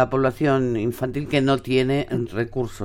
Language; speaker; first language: Spanish; native; Spanish